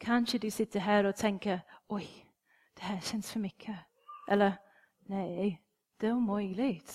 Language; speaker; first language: Swedish; non-native, fluent; English